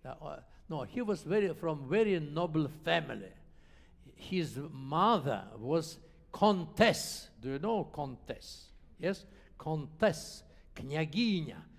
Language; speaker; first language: English; non-native, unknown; Russian